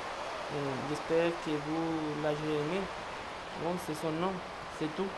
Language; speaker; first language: French; non-native, fluent; Spanish